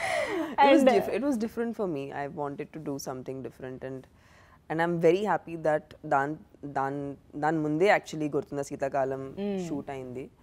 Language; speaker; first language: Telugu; non-native, fluent; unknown